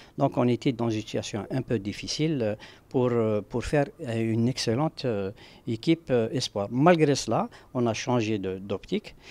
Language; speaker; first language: French; non-native, local second language; Arabic